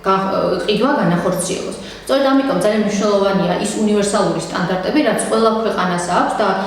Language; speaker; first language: Georgian; native; Georgian